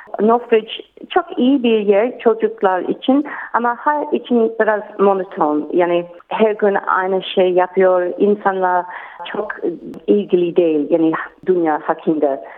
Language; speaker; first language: Turkish; non-native, learner; English